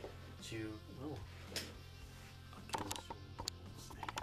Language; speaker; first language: Japanese; non-native, learner; English